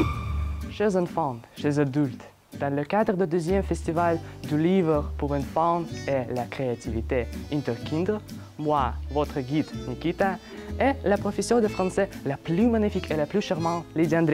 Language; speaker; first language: French; non-native, learner; Russian